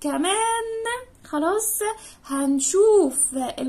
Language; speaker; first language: Arabic; native; Arabic